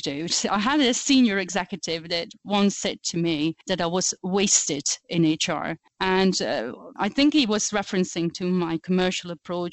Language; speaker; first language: English; non-native, fluent; Dutch